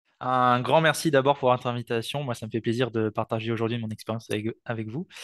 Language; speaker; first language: French; native; French